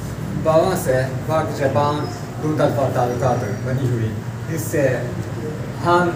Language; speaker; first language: Hindi; non-native, learner; Japanese